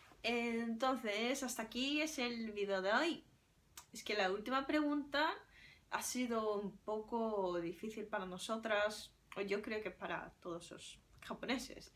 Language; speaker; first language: Spanish; non-native, fluent; Japanese